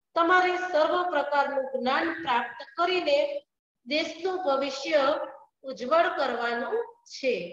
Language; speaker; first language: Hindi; non-native, local second language; Gujarati